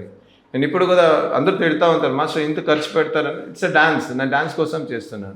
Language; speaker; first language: Telugu; non-native, local second language; Kannada